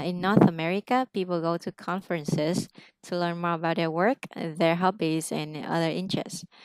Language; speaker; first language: English; non-native, fluent; Vietnamese